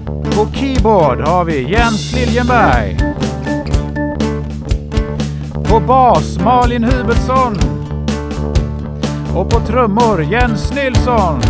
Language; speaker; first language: Swedish; native; Swedish